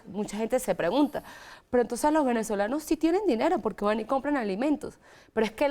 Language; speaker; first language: Spanish; native; Spanish